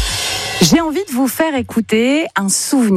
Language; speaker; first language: French; native; French